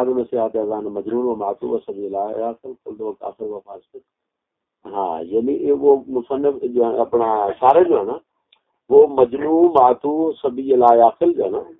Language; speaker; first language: Urdu; non-native, local second language; Punjabi